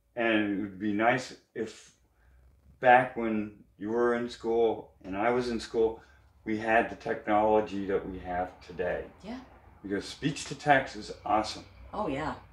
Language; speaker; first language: English; native; English